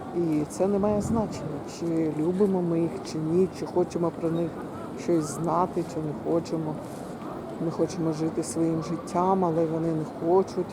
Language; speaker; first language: Ukrainian; non-native, local second language; Russian